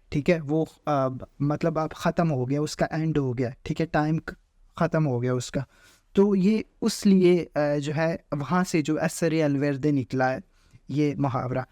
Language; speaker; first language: Urdu; native; Urdu